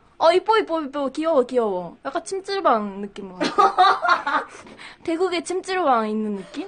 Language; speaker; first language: Korean; non-native, fluent; Japanese